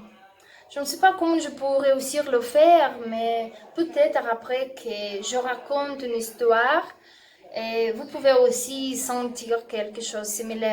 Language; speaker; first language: French; non-native, learner; Russian